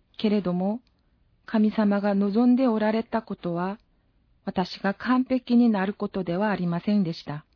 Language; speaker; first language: Japanese; non-native, fluent; Korean